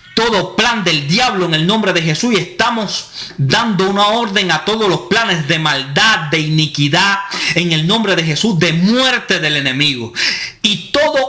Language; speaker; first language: Spanish; native; Spanish